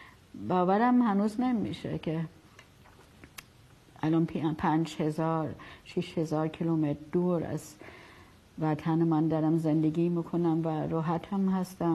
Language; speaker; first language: Persian; non-native, fluent; German